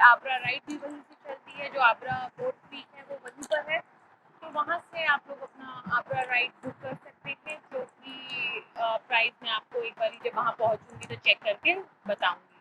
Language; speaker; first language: Hindi; native; Hindi